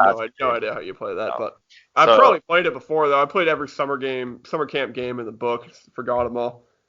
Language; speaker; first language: English; native; English